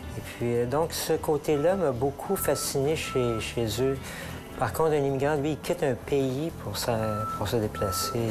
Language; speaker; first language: French; native; French